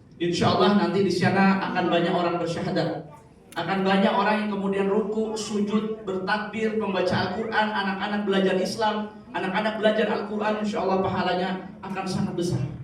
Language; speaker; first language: Indonesian; native; Indonesian